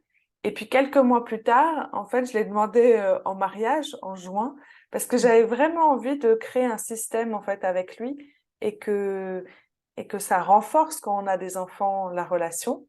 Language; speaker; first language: French; native; French